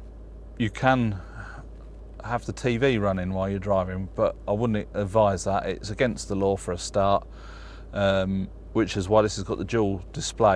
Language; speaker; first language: English; native; English